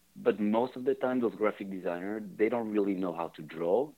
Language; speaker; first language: English; non-native, fluent; French